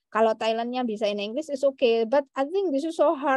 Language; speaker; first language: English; non-native, fluent; Indonesian